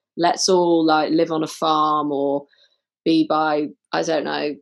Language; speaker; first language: English; native; English